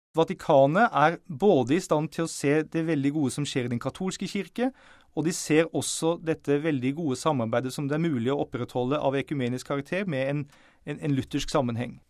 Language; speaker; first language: Norwegian; native; Norwegian